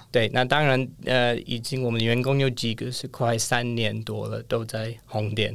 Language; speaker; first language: Chinese; non-native, fluent; English